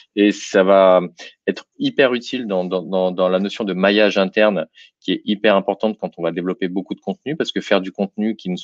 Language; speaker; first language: French; native; French